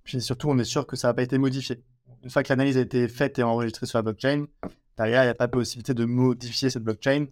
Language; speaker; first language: French; native; French